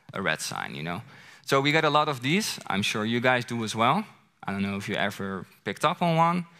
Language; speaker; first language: English; non-native, fluent; Dutch